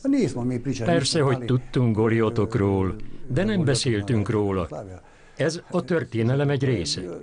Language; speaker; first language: Hungarian; native; Hungarian